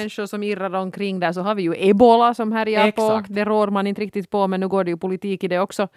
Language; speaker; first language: Swedish; native; Swedish